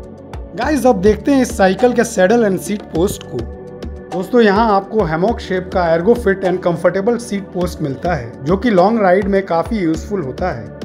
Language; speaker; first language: Hindi; native; Hindi